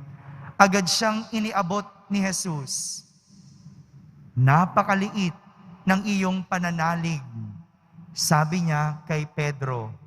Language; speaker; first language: Filipino; native; Filipino